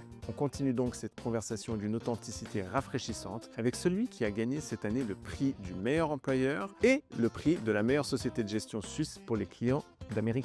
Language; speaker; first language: French; native; French